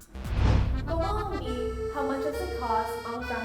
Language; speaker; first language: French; non-native, learner; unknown